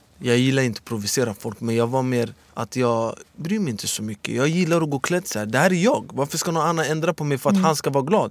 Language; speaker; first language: Swedish; early bilingual, other home language; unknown